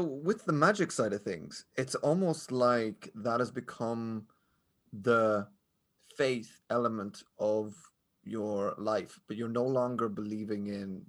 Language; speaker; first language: English; native; English